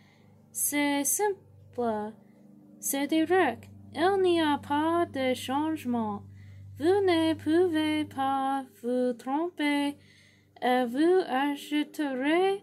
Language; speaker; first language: French; non-native, learner; English